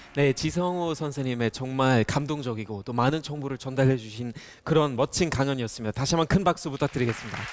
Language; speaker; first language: Korean; non-native, fluent; German